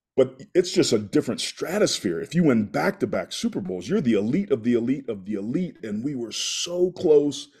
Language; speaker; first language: English; native; English